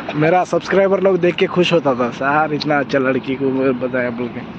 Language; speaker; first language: Hindi; non-native, local second language; Telugu